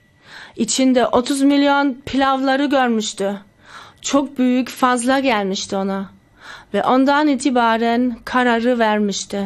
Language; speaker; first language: Turkish; early bilingual, heritage; Turkish